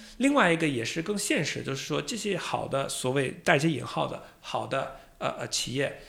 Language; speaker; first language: Chinese; non-native, fluent; English